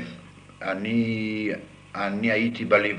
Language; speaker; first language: Hebrew; non-native, fluent; Yiddish